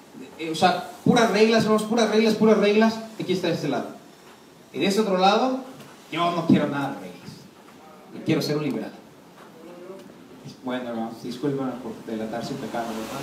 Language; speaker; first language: Spanish; native; Spanish